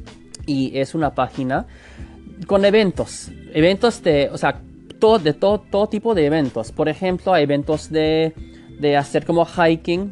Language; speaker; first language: Spanish; non-native, fluent; English